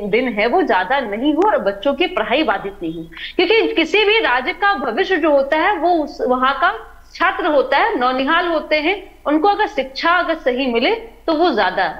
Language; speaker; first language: Hindi; native; Hindi